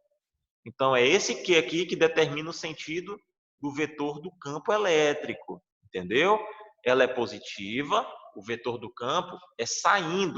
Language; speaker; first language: Portuguese; native; Portuguese